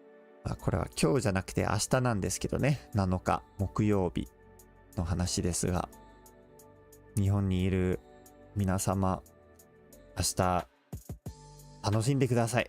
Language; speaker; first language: Japanese; non-native, fluent; English